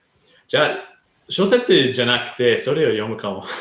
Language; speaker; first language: Japanese; non-native, learner; English